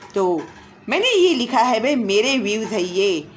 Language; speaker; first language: Hindi; non-native, local second language; Marathi